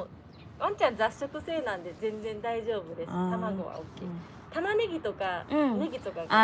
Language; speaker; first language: Japanese; native; Japanese